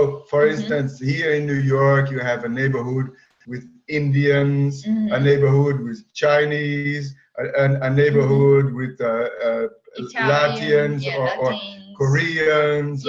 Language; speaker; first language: English; non-native, fluent; Portuguese